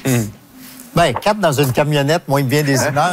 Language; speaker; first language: French; native; French